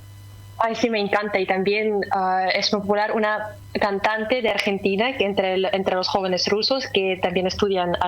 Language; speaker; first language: Spanish; non-native, fluent; Russian